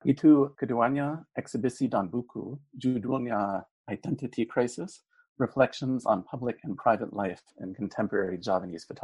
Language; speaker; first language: Indonesian; non-native, fluent; English